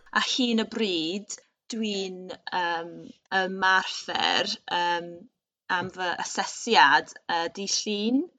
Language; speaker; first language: Welsh; non-native, local second language; English